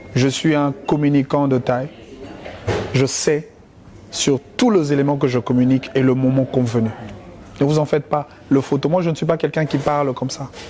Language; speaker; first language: French; non-native, local second language; Lingala